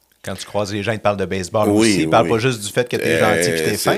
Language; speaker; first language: French; native; French